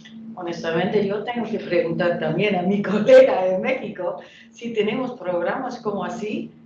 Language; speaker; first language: Spanish; non-native, fluent; Dutch